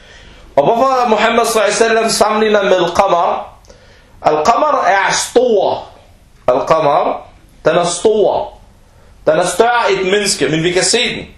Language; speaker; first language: Danish; early bilingual, other home language; Arabic